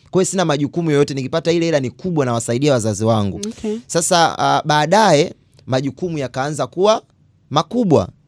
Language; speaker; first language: Swahili; native; Swahili